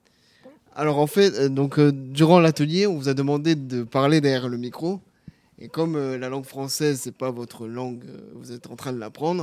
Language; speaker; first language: French; native; French